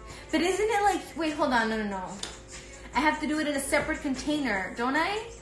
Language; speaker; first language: English; early bilingual, other home language; Spanish